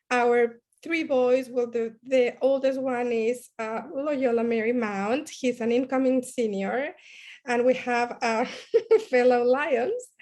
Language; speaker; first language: English; non-native, fluent; Spanish